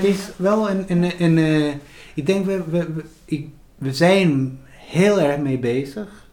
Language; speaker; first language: Dutch; non-native, fluent; Spanish